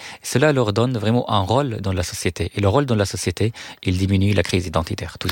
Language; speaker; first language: French; non-native, fluent; Arabic